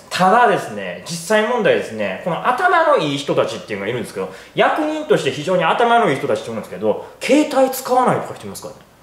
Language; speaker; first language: Japanese; native; Japanese